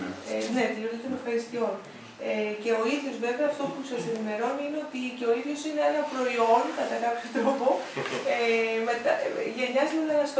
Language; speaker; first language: Greek; native; Greek